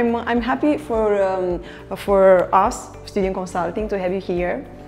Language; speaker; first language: English; non-native, fluent; Romanian